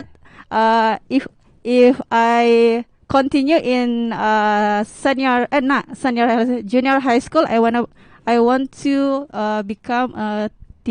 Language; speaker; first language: English; non-native, learner; Indonesian